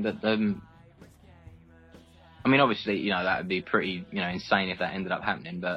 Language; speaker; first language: English; native; English